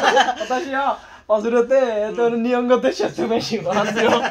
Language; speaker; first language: Japanese; non-native, learner; Bangla